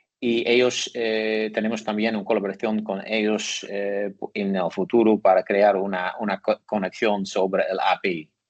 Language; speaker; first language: Spanish; non-native, learner; Dutch